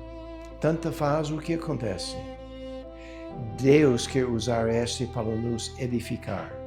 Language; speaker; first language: Portuguese; non-native, fluent; English